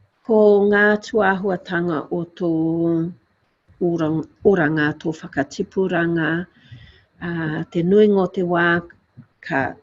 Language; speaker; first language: Māori; non-native, local second language; English